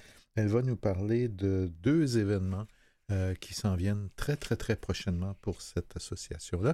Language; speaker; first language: French; native; French